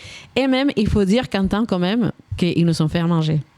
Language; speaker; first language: French; native; French